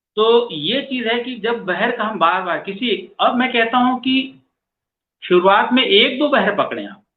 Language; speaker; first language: Hindi; native; Hindi